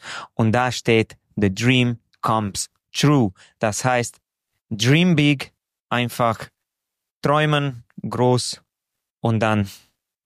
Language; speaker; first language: German; non-native, fluent; Hungarian